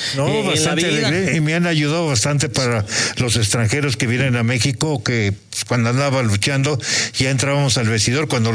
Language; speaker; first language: Spanish; native; Spanish